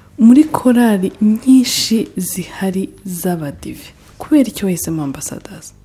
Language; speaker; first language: Kinyarwanda; native; Kinyarwanda